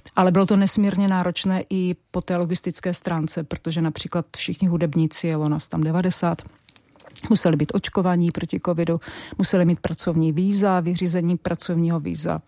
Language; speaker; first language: Czech; native; Czech